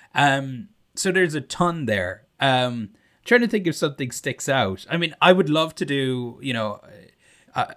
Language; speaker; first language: English; native; English